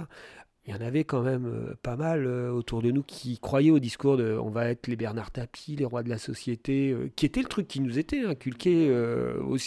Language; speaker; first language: French; native; French